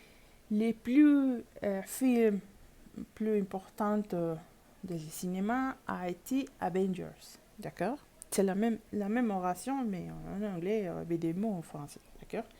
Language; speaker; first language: French; non-native, learner; Spanish